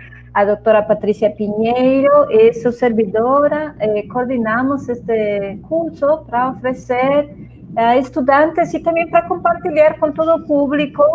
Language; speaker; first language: Portuguese; non-native, fluent; Spanish